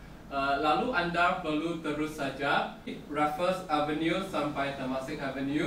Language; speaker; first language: Indonesian; non-native, learner; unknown